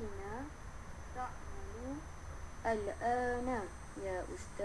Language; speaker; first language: Arabic; non-native, learner; Malay